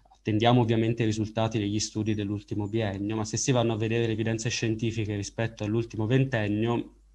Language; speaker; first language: Italian; native; Italian